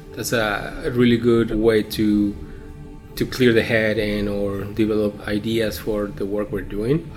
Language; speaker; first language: English; non-native, fluent; Spanish